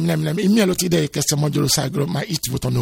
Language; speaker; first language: Hungarian; non-native, learner; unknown